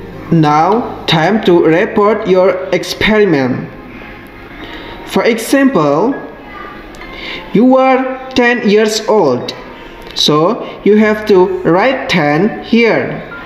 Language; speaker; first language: English; non-native, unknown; Indonesian